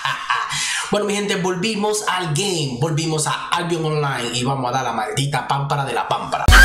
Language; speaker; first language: Spanish; native; Spanish